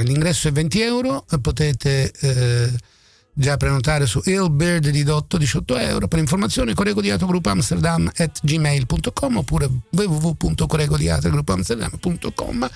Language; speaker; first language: Italian; native; Italian